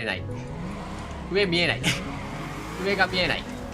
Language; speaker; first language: Japanese; native; Japanese